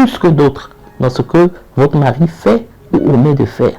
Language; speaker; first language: French; native; French